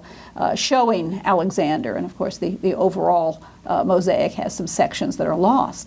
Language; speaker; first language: English; native; English